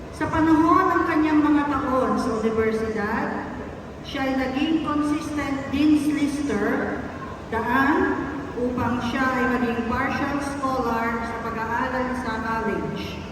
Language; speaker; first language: Filipino; native; Filipino